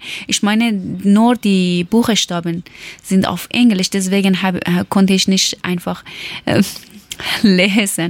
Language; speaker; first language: German; non-native, learner; Persian